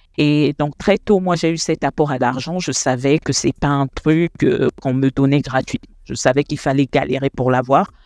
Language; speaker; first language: French; non-native, local second language; Lingala